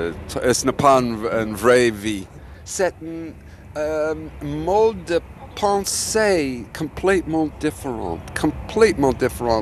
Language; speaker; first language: French; non-native, learner; English